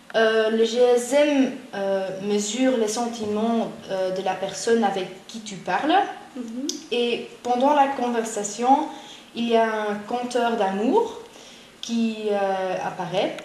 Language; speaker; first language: French; non-native, learner; Dutch